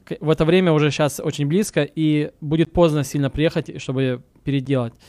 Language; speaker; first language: Russian; early bilingual, heritage; Russian